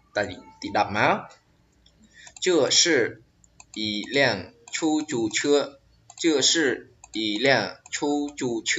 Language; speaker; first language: Chinese; non-native, fluent; Khmer